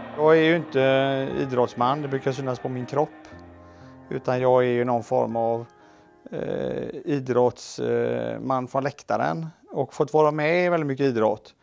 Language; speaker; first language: Swedish; native; Swedish